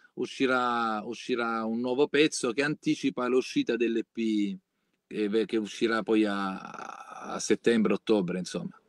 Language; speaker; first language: Italian; native; Italian